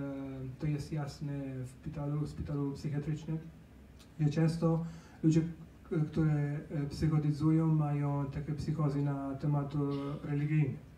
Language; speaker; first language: Polish; non-native, learner; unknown